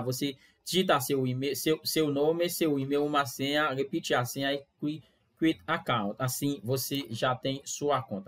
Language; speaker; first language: Portuguese; non-native, fluent; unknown